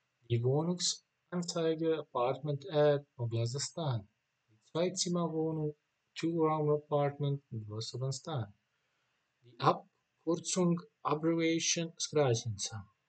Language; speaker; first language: German; non-native, fluent; Bosnian